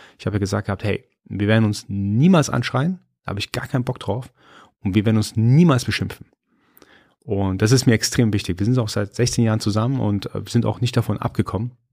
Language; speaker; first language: German; early bilingual, other home language; Persian